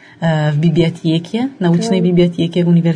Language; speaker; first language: Russian; non-native, fluent; Italian